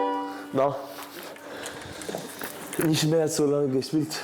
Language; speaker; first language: German; non-native, fluent; Portuguese